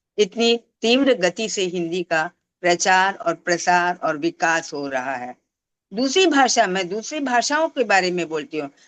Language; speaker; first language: Hindi; non-native, local second language; Tamil